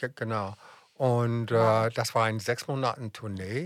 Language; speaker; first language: German; non-native, fluent; English